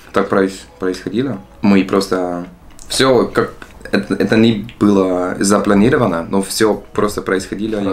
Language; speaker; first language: Russian; non-native, learner; Dutch